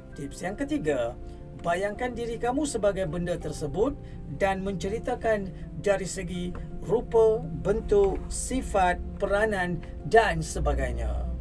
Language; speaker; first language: Malay; non-native, local second language; Tamil